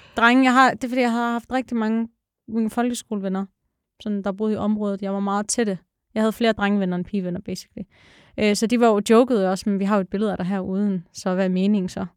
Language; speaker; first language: Danish; early bilingual, other home language; Arabic